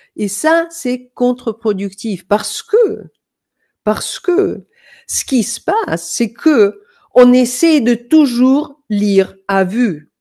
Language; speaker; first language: French; non-native, fluent; Danish